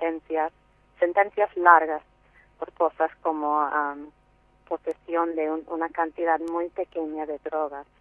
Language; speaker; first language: Spanish; non-native, fluent; English